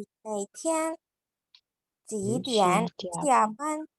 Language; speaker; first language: Chinese; non-native, learner; Sinhala